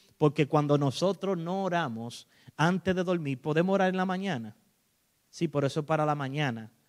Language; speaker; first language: Spanish; native; Spanish